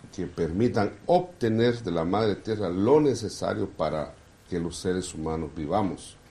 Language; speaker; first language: Spanish; non-native, local second language; Kʼicheʼ